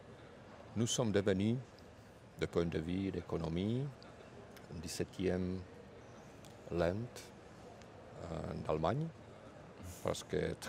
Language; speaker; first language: French; non-native, fluent; Czech